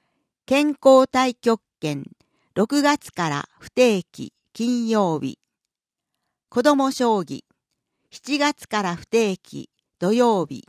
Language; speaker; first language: Japanese; native; Japanese